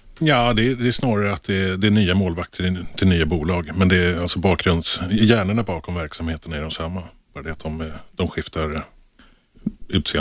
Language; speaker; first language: Swedish; native; Swedish